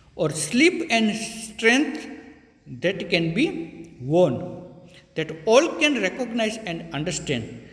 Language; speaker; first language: English; non-native, local second language; Gujarati